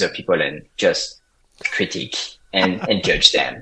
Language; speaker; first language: English; non-native, fluent; French